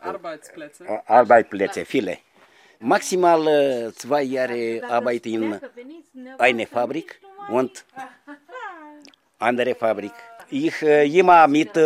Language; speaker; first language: German; non-native, learner; Romanian